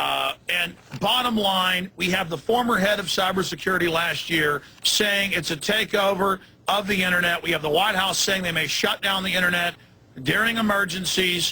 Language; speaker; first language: English; native; English